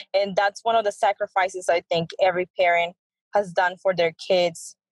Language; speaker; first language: English; early bilingual, other home language; Spanish